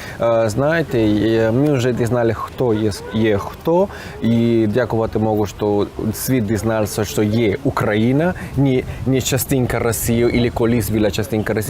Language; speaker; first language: Ukrainian; non-native, fluent; Spanish